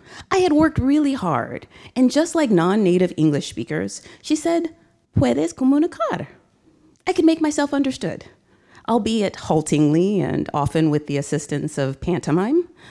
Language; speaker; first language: English; native; English